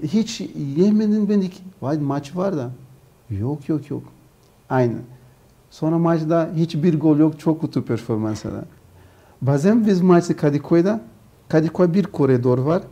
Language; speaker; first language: Turkish; non-native, learner; Portuguese